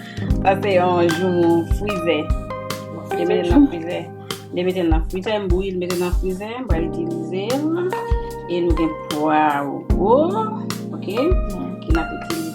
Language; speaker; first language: French; non-native, learner; Haitian Creole